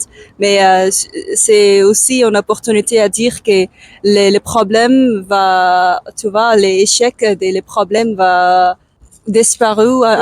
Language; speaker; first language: French; non-native, learner; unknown